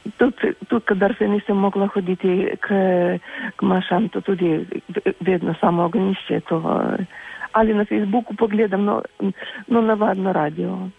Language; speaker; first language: Slovenian; non-native, fluent; Ukrainian